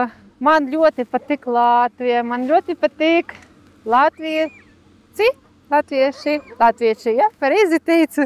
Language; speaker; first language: Latvian; non-native, learner; Ukrainian